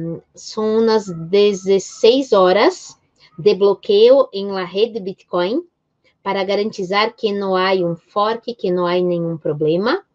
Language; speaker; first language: Spanish; non-native, fluent; Portuguese